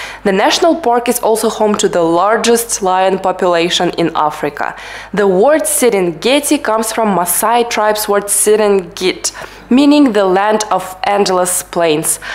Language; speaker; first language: English; non-native, fluent; Russian